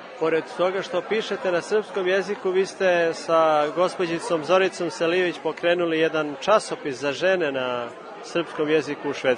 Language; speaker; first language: Serbian; native; Serbian